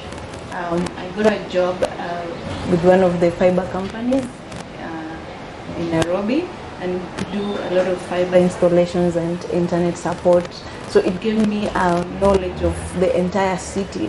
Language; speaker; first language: English; non-native, local second language; Luyia